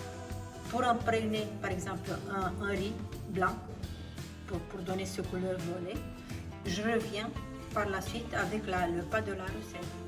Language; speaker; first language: French; non-native, fluent; Romanian